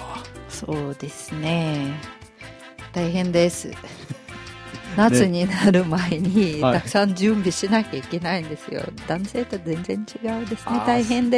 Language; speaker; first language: Japanese; non-native, fluent; Russian